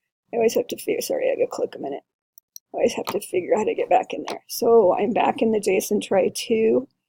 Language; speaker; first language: English; native; English